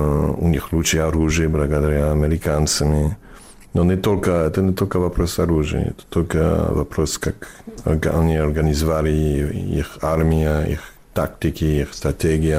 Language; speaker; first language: Russian; non-native, fluent; English